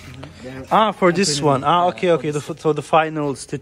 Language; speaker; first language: English; non-native, fluent; German